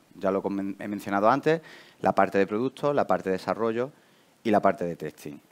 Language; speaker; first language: Spanish; native; Spanish